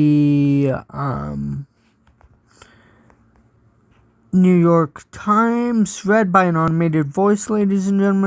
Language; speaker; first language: English; native; English